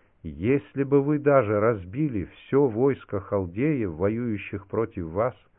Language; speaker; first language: Russian; native; Russian